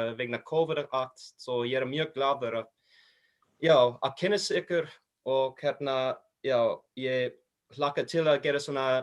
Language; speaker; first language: Icelandic; non-native, learner; English